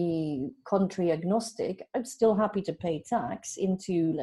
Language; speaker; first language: English; native; English